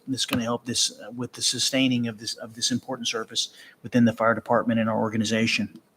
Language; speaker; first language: English; native; English